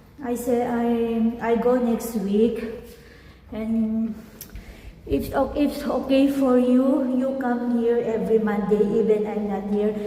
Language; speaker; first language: English; non-native, learner; Filipino